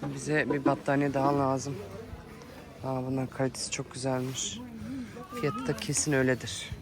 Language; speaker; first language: Turkish; early bilingual, heritage; Turkish